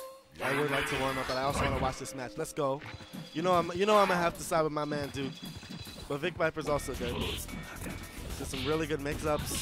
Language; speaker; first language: English; native; English